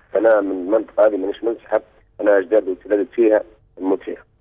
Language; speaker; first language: Arabic; native; Arabic